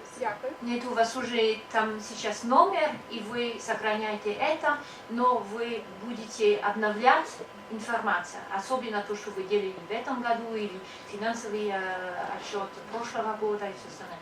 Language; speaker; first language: Russian; non-native, learner; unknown